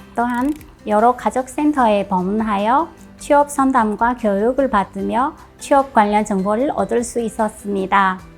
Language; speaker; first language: Korean; non-native, fluent; Chinese